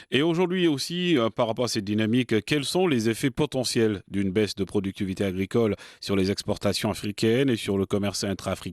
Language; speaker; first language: French; non-native, local second language; Arabic